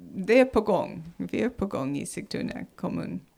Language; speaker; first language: Swedish; non-native, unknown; English